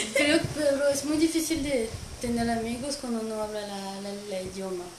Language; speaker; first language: Spanish; non-native, fluent; French